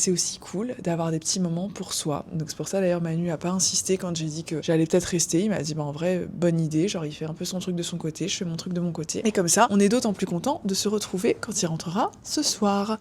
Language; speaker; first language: French; native; French